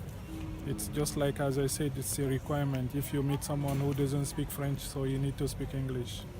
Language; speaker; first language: English; non-native, fluent; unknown